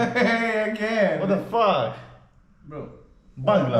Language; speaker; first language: English; non-native, learner; Polish